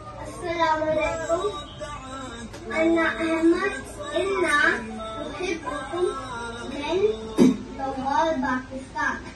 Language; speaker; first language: Arabic; non-native, learner; Urdu